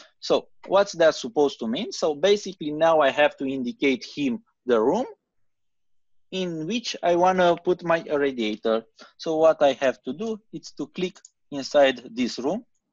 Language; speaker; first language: English; non-native, fluent; Romanian